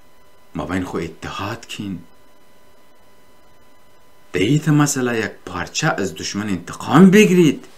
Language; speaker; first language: Persian; native; Persian